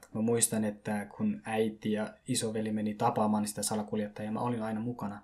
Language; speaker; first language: Finnish; early bilingual, other home language; Persian